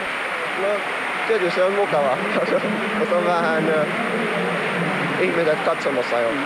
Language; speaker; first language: Finnish; non-native, local second language; Swedish